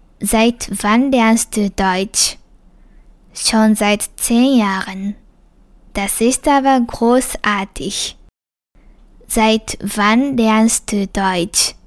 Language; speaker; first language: German; non-native, fluent; Japanese